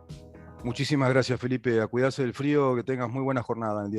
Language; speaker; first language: Spanish; native; Spanish